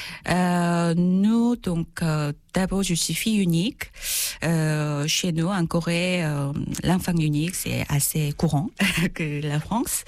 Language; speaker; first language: French; non-native, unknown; Korean